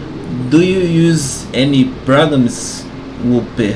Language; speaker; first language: English; non-native, fluent; Portuguese